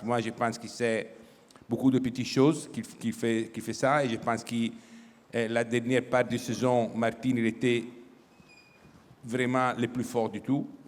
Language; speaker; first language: French; non-native, fluent; Italian